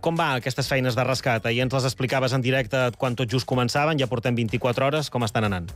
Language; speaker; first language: Catalan; native; Catalan